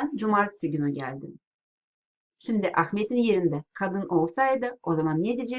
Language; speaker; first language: Turkish; non-native, fluent; Russian